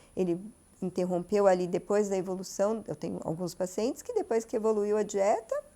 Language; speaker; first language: Portuguese; native; Portuguese